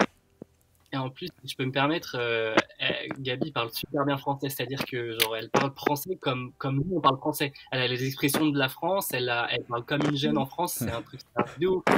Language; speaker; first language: French; native; French